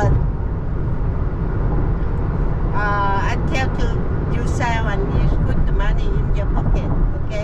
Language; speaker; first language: English; non-native, learner; Vietnamese